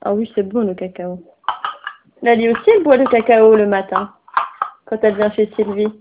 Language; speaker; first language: French; native; French